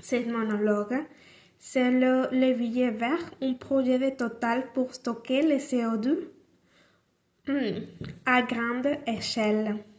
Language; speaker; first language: French; non-native, learner; Spanish